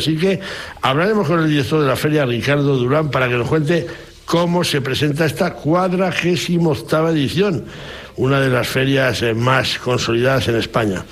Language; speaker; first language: Spanish; native; Spanish